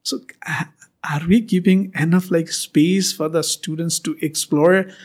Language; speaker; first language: English; non-native, local second language; Nepali